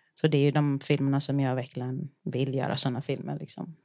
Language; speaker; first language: Swedish; early bilingual, other home language; Yoruba